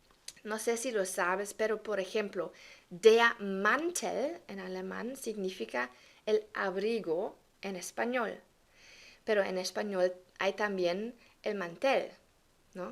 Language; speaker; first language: Spanish; non-native, fluent; German